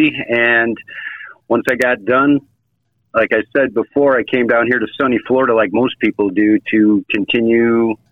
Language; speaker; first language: English; native; English